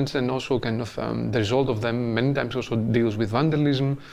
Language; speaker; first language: English; non-native, fluent; Greek